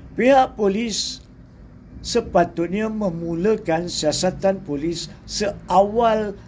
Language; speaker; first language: Malay; native; Malay